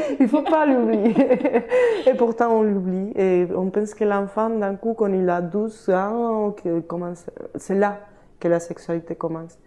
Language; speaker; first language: French; non-native, fluent; Spanish